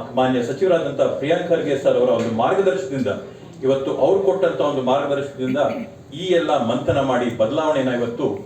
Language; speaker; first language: Kannada; native; Kannada